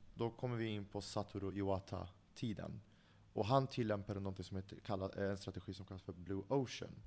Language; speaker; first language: Swedish; early bilingual, other home language; Central Kurdish